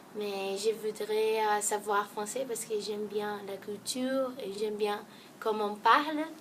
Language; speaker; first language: French; non-native, learner; Portuguese